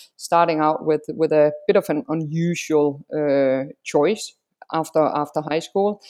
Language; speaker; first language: English; non-native, fluent; Danish